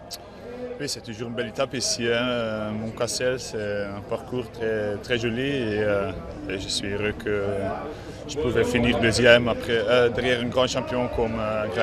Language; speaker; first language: French; non-native, fluent; Dutch